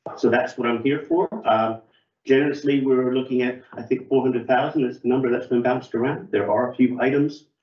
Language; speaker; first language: English; native; English